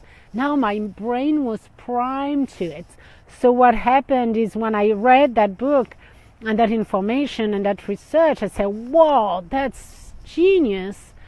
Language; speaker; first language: English; non-native, fluent; French